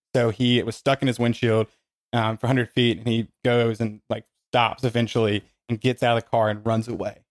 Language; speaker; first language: English; native; English